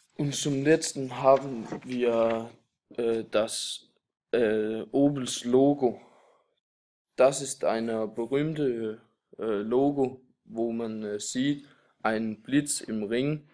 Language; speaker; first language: German; non-native, learner; Danish